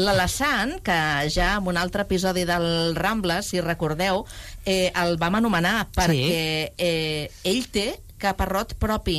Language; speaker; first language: Catalan; native; Catalan